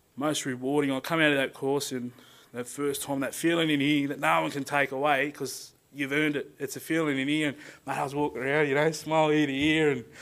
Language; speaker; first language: English; native; English